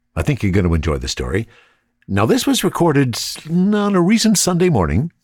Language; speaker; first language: English; native; English